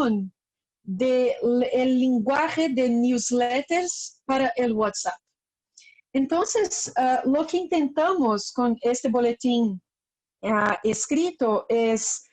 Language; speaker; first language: Spanish; non-native, fluent; Portuguese